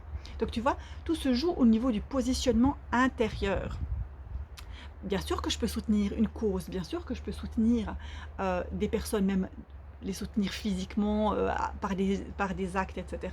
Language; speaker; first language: French; native; French